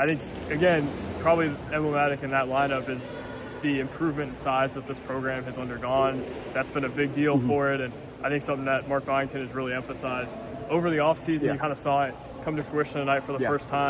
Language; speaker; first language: English; native; English